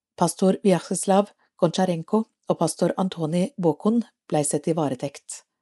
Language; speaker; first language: Norwegian; native; Norwegian